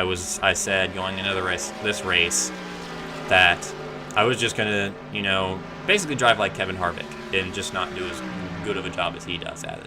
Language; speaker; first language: English; native; English